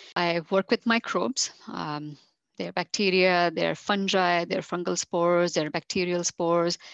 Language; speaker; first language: English; non-native, local second language; Marathi